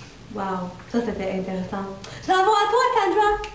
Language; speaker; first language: French; non-native, local second language; English